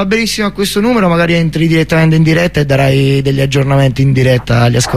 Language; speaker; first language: Italian; native; Italian